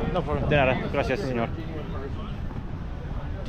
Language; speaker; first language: Spanish; non-native, learner; English